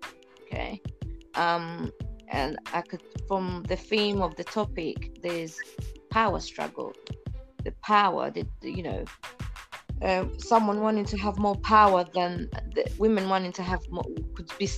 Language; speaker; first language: English; non-native, local second language; Ganda